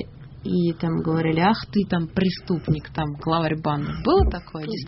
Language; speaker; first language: Russian; native; Russian